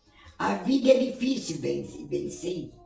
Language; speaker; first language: Portuguese; native; Portuguese